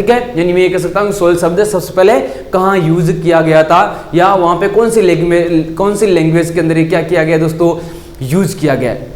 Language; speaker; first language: Hindi; native; Hindi